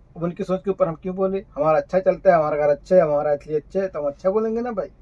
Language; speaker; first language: Hindi; native; Hindi